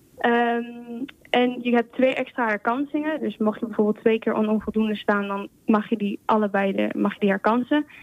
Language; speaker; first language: Dutch; early bilingual, other home language; Spanish